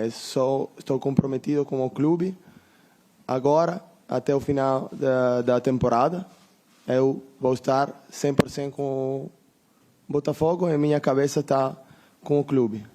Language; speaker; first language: Portuguese; non-native, fluent; Italian